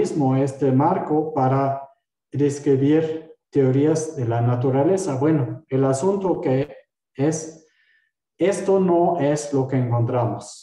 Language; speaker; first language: Spanish; non-native, fluent; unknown